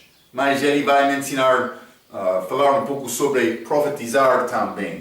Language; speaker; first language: Portuguese; non-native, learner; English